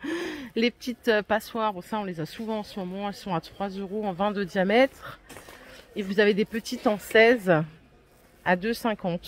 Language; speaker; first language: French; native; French